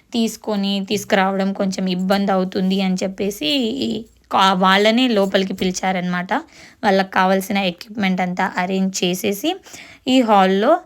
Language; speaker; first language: Telugu; non-native, local second language; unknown